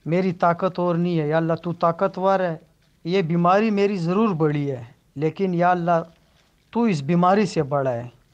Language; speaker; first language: Urdu; native; Urdu